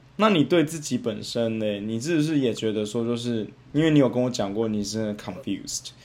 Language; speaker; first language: Chinese; native; Chinese